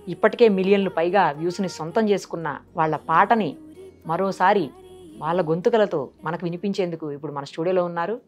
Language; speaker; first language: Telugu; native; Telugu